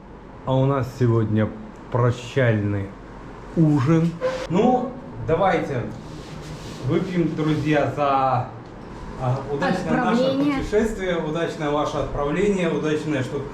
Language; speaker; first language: Russian; native; Russian